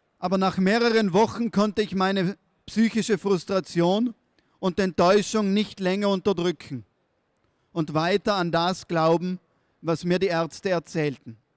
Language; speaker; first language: German; native; German